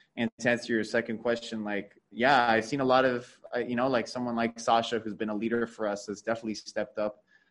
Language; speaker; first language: English; early bilingual, other home language; Spanish